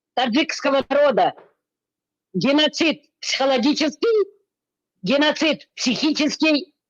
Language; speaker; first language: Russian; non-native, local second language; Tajik